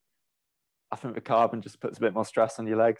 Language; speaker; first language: English; native; English